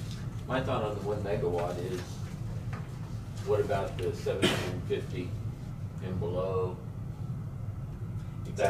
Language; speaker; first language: English; native; English